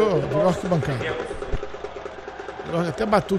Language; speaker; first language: Portuguese; native; Portuguese